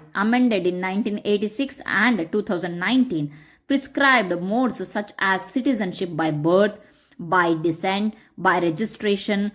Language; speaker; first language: English; non-native, local second language; Kannada